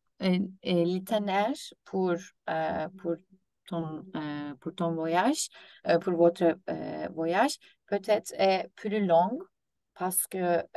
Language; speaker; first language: French; non-native, learner; Turkish